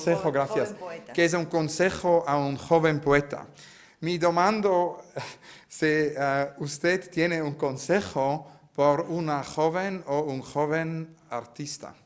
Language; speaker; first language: Spanish; non-native, learner; Italian